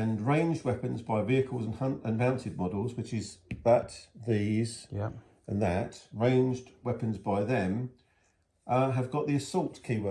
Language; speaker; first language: English; native; English